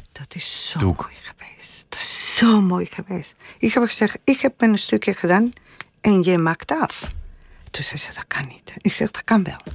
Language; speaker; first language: Dutch; non-native, fluent; Spanish